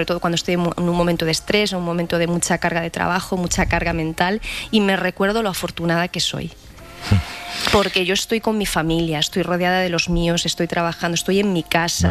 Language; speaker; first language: Spanish; native; Spanish